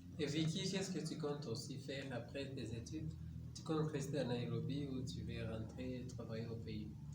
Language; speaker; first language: French; non-native, local second language; Swahili